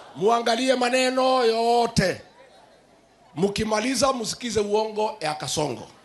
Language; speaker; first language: Swahili; non-native, local second language; Kikuyu